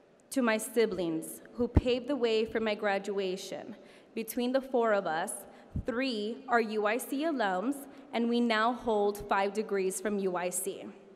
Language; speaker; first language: English; early bilingual, other home language; Spanish